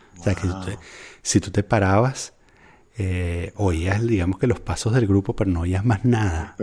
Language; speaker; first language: Spanish; native; Spanish